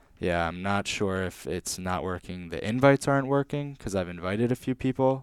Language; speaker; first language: English; native; English